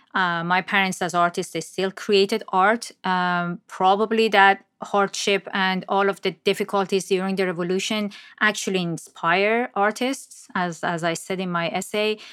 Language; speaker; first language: English; non-native, fluent; Persian